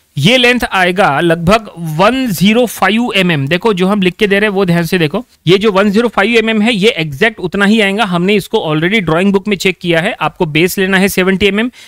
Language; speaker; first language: Hindi; non-native, local second language; Marathi